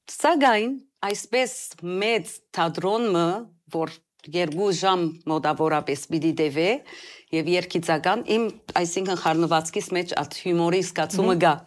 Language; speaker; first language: Armenian; early bilingual, heritage; Armenian